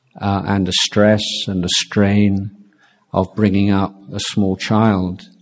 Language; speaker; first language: English; native; English